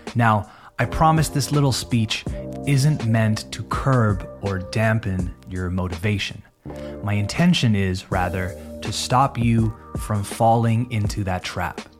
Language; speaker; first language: English; native; English